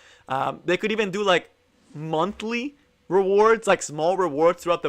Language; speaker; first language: English; native; English